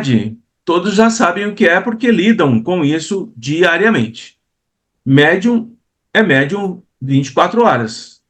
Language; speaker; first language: Portuguese; native; Portuguese